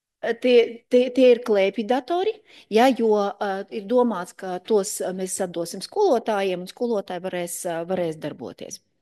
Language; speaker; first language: Latvian; non-native, local second language; Russian